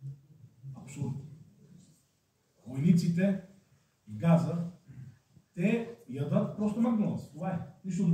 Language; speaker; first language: Bulgarian; non-native, fluent; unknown